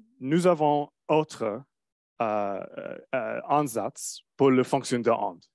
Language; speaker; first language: French; non-native, learner; English